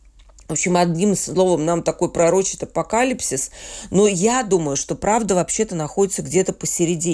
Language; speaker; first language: Russian; native; Russian